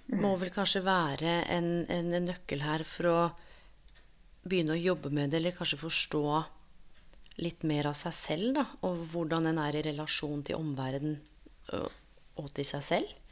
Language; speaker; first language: Norwegian; native; Norwegian